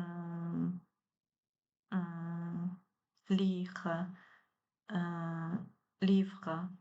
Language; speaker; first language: French; non-native, learner; Chinese